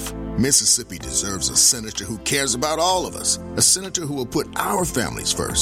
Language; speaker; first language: English; native; English